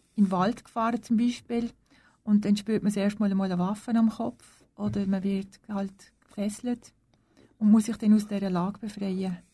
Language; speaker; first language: German; native; German